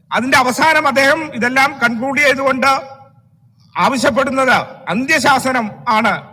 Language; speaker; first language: Malayalam; native; Malayalam